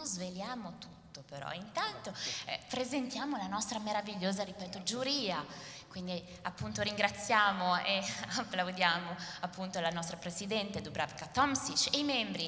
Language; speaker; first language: Italian; native; Italian